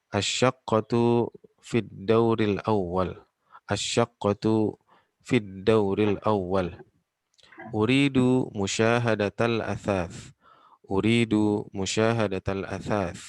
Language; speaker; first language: Arabic; non-native, fluent; Indonesian